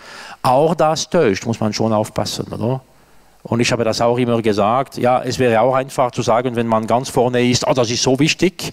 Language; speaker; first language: German; non-native, local second language; French